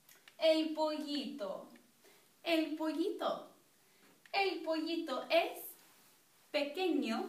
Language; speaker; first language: Spanish; non-native, fluent; English